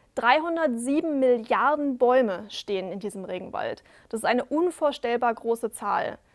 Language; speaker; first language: German; native; German